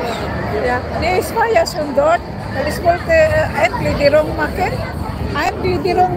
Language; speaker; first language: German; non-native, learner; Cebuano